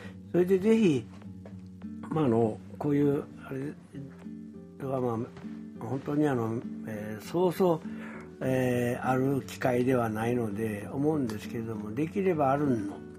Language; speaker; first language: Japanese; native; Japanese